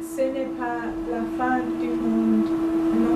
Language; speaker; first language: French; non-native, learner; English